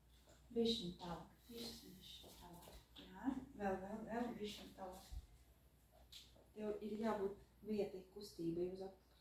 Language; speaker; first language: Latvian; non-native, learner; Russian